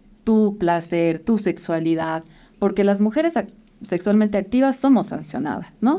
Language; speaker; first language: Spanish; native; Spanish